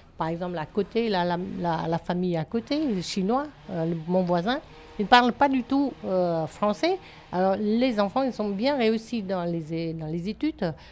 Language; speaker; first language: French; non-native, fluent; Vietnamese